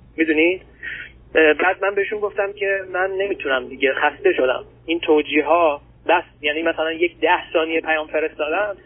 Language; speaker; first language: Persian; early bilingual, other home language; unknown